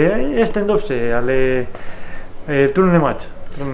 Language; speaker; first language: Polish; non-native, learner; Spanish